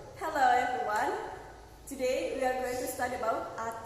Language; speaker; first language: English; non-native, learner; Indonesian